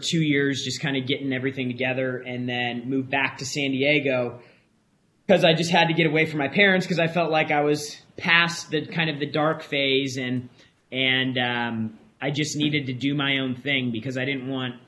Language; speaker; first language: English; native; English